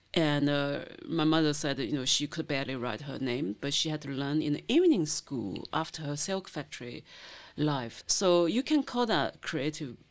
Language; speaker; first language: English; non-native, fluent; Chinese